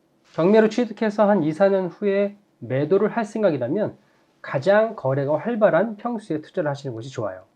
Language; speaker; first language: Korean; native; Korean